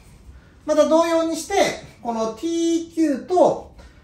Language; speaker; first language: Japanese; native; Japanese